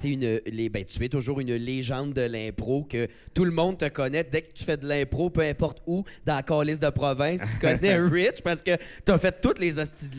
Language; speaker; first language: French; native; French